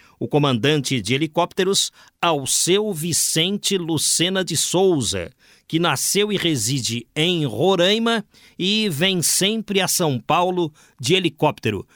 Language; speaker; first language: Portuguese; native; Portuguese